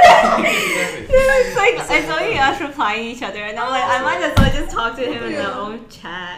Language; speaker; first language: English; non-native, local second language; Cantonese